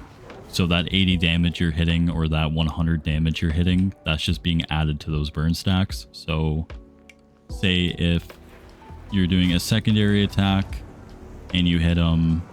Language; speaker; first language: English; native; English